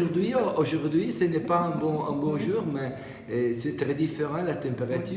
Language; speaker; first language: French; non-native, learner; Italian